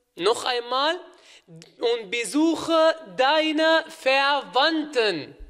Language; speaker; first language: German; non-native, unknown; Arabic